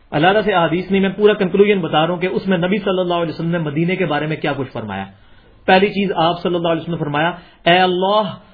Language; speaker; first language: Urdu; non-native, local second language; Punjabi